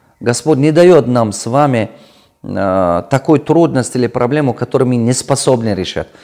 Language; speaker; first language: Russian; non-native, local second language; Tajik